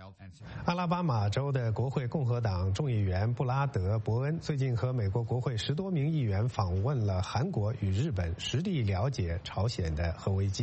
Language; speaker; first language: Chinese; native; Chinese